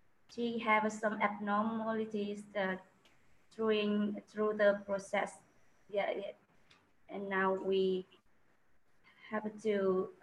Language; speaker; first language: English; non-native, learner; Vietnamese